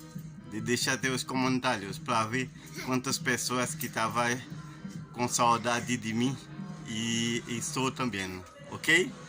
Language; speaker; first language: Portuguese; non-native, learner; Haitian Creole